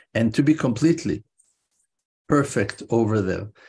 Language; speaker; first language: English; non-native, fluent; Hebrew